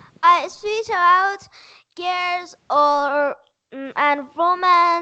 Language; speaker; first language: English; non-native, learner; Persian